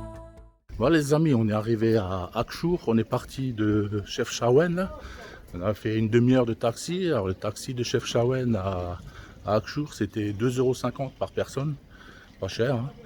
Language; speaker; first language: French; native; French